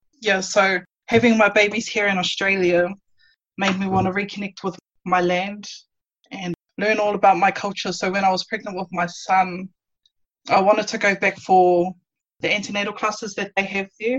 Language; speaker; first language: English; native; English